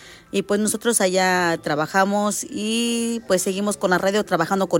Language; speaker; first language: Spanish; native; Spanish